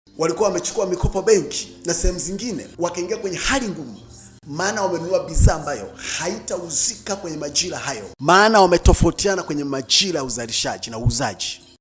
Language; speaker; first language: Swahili; native; Swahili